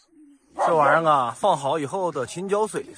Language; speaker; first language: Chinese; native; Chinese